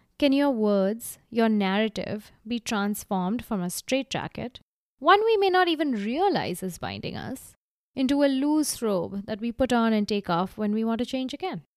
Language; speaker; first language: English; non-native, local second language; Gujarati